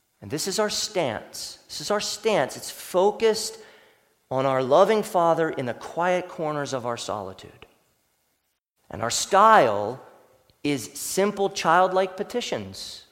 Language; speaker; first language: English; native; English